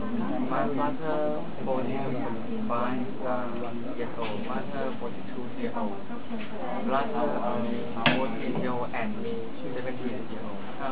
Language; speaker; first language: English; non-native, learner; Thai